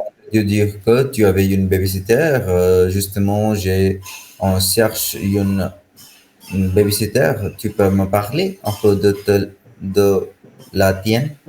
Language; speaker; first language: French; non-native, fluent; Hindi